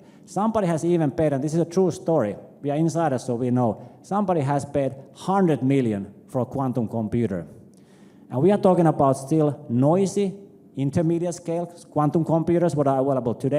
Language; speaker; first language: English; non-native, fluent; Finnish